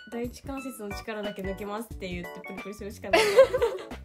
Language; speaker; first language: Japanese; native; Japanese